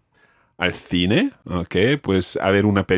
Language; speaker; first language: Spanish; non-native, fluent; English